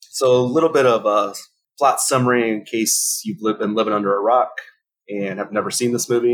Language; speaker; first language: English; early bilingual, other home language; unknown